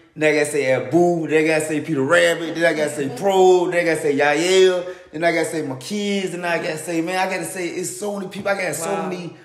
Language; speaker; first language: English; native; English